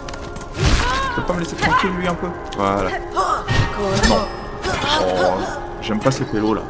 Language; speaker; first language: French; native; French